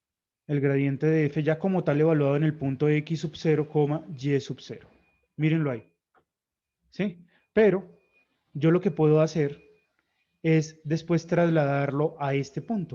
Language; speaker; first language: Spanish; native; Spanish